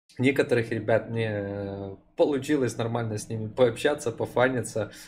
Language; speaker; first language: Russian; native; Russian